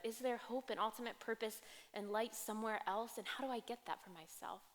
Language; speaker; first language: English; native; English